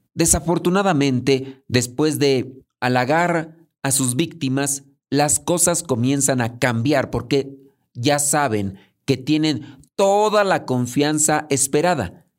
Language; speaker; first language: Spanish; native; Spanish